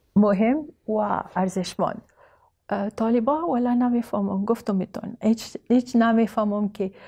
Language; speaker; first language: Persian; non-native, learner; Arabic